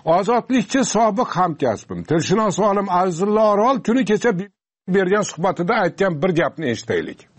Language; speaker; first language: Uzbek; native; Uzbek